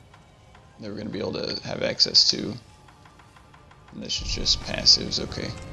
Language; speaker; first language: English; native; English